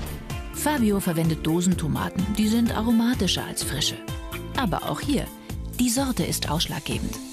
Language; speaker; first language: German; native; German